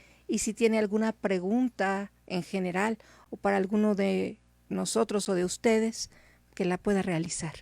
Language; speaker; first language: Spanish; native; Spanish